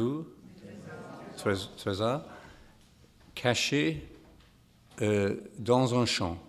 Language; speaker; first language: French; non-native, fluent; English